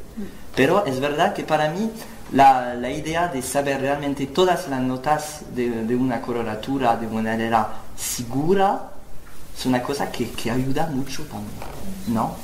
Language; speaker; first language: Spanish; non-native, learner; French